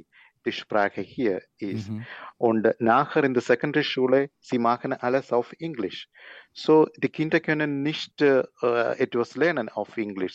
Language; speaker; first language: German; non-native, learner; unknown